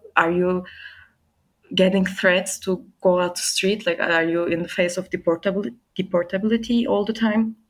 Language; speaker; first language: English; non-native, fluent; Turkish